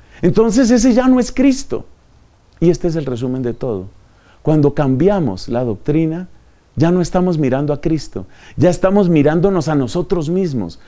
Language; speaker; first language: Spanish; native; Spanish